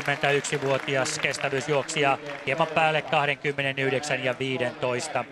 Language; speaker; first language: Finnish; native; Finnish